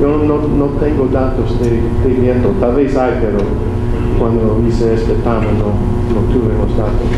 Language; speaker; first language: Spanish; non-native, learner; English